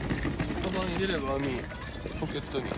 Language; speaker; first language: Japanese; native; Japanese